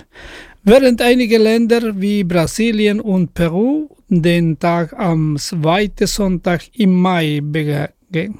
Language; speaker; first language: German; non-native, fluent; Spanish